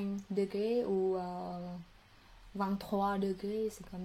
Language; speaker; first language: French; non-native, learner; Khmer